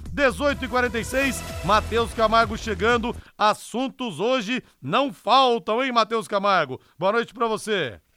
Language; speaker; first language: Portuguese; native; Portuguese